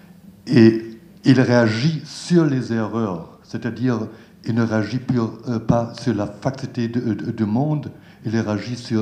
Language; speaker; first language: French; non-native, learner; German